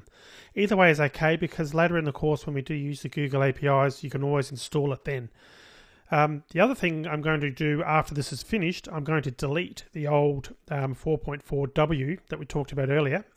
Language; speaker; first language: English; native; English